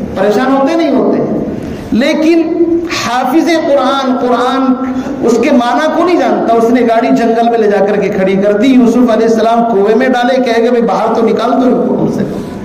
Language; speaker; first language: Urdu; native; Urdu